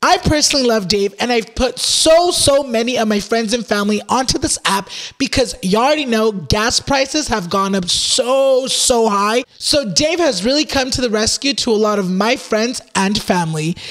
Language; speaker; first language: English; early bilingual, other home language; Spanish